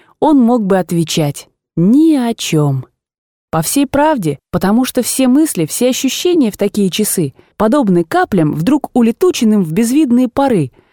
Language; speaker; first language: Russian; native; Russian